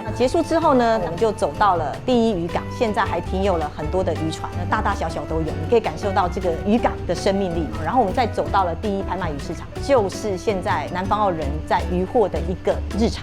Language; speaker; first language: Chinese; native; Chinese